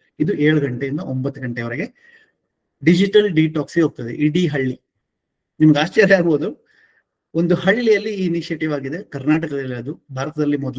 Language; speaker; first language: Kannada; non-native, local second language; Marathi